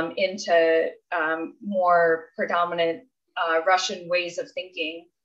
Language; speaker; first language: English; native; English